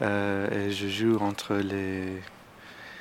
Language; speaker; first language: French; non-native, learner; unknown